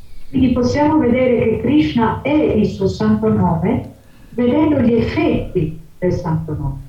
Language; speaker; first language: Italian; native; Italian